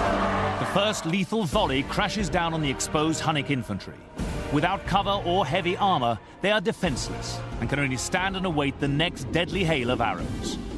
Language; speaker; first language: English; native; English